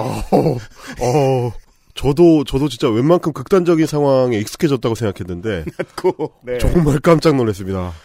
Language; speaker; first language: Korean; native; Korean